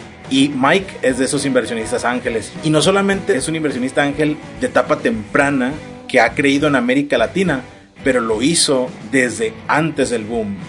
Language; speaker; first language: Spanish; native; Spanish